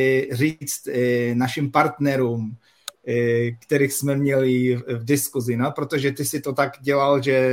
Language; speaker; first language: Czech; non-native, fluent; Polish